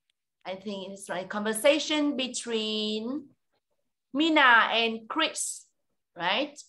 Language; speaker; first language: English; non-native, fluent; Vietnamese